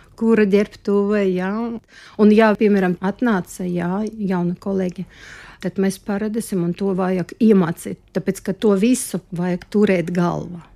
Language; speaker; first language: Latvian; non-native, local second language; Russian